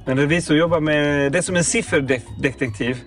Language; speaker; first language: Swedish; native; Swedish